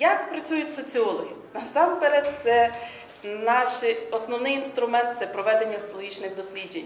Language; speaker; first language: Ukrainian; native; Ukrainian